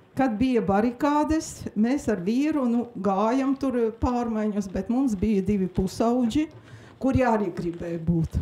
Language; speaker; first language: Latvian; non-native, local second language; Russian